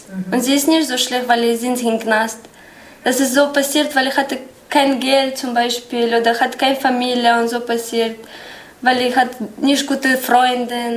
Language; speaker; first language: German; non-native, learner; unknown